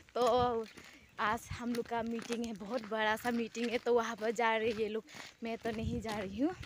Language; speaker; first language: Hindi; non-native, local second language; Assamese